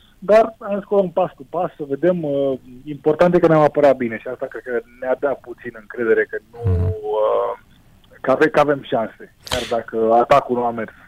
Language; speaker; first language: Romanian; early bilingual, heritage; Romanian